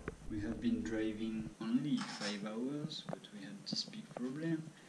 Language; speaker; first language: English; non-native, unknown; French